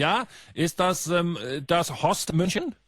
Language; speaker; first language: German; non-native, learner; Icelandic